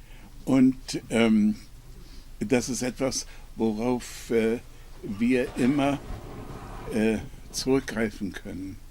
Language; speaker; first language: German; non-native, fluent; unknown